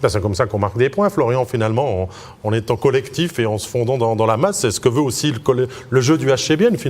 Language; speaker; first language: French; native; French